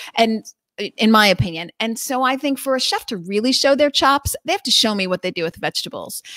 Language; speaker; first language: English; native; English